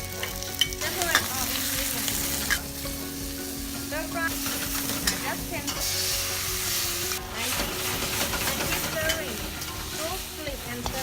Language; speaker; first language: English; non-native, learner; Thai